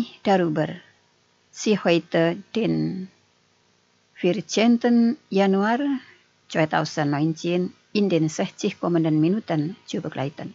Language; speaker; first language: German; non-native, fluent; Indonesian